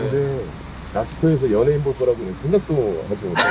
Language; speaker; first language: Korean; native; Korean